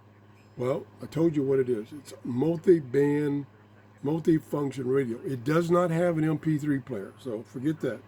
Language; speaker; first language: English; native; English